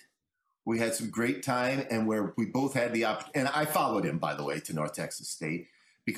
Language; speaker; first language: English; native; English